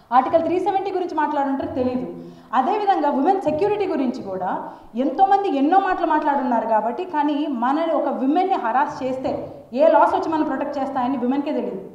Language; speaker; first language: Telugu; native; Telugu